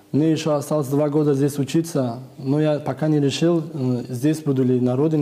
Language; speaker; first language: Russian; non-native, fluent; Tajik